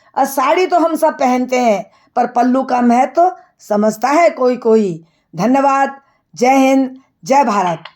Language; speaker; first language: Hindi; native; Hindi